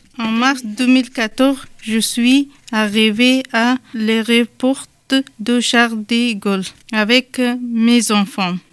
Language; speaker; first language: French; non-native, learner; Persian